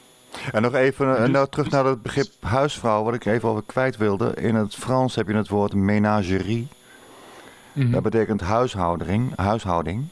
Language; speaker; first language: Dutch; native; Dutch